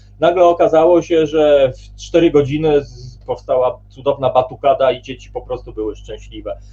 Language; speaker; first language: Polish; native; Polish